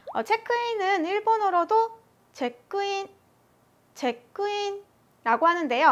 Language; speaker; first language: Korean; native; Korean